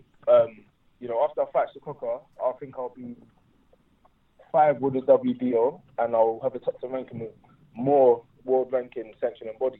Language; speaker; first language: English; native; English